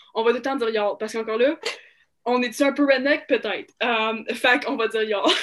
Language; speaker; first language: French; native; French